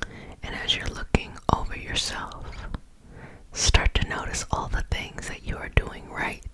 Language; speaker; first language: English; native; English